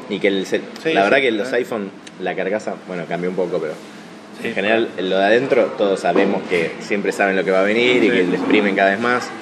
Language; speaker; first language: Spanish; native; Spanish